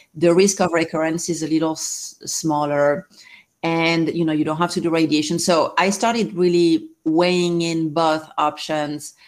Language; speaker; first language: English; non-native, fluent; French